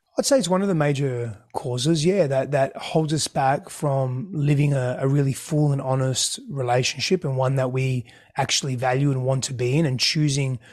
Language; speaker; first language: English; non-native, local second language; Greek